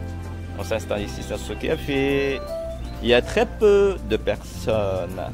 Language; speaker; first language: French; non-native, fluent; Vietnamese